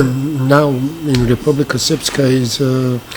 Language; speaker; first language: English; non-native, learner; Bosnian